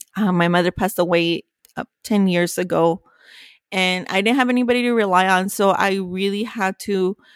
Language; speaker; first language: English; early bilingual, other home language; Spanish